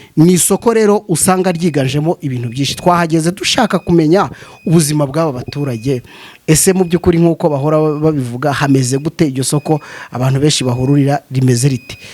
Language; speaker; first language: Kinyarwanda; native; Kinyarwanda